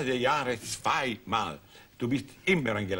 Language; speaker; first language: German; non-native, learner; Italian